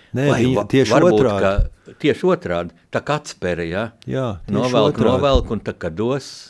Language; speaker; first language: Latvian; native; Latvian